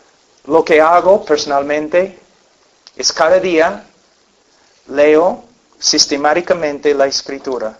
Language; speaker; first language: Spanish; non-native, fluent; English